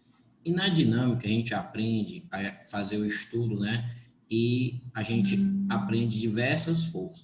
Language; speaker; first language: Portuguese; native; Portuguese